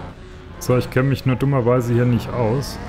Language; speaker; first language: German; native; German